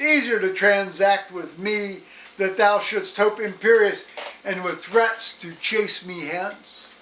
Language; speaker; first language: English; native; English